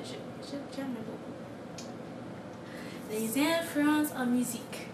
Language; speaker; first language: French; non-native, local second language; English